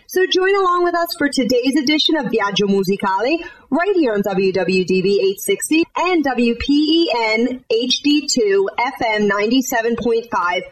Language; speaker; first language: English; early bilingual, other home language; Italian